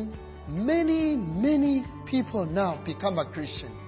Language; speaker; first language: English; non-native, learner; Burmese